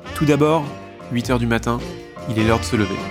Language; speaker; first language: French; native; French